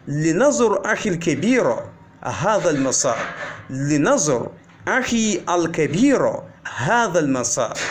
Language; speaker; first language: Arabic; non-native, fluent; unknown